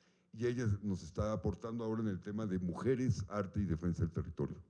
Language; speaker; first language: Spanish; native; Spanish